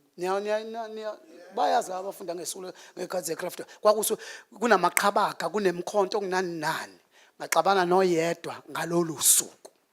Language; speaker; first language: Zulu; native; Zulu